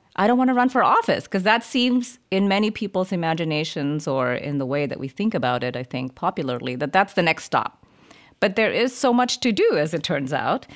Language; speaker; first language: English; early bilingual, other home language; German